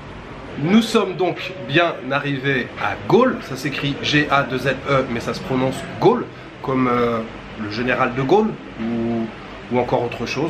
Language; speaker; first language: French; native; French